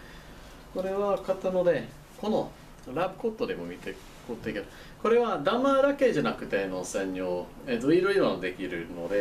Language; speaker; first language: Japanese; non-native, learner; English